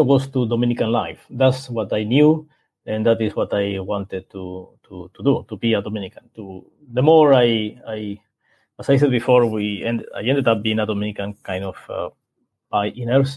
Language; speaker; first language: English; non-native, fluent; Spanish